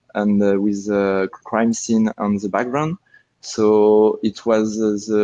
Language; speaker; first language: English; non-native, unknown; French